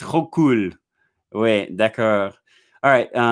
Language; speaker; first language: French; non-native, learner; English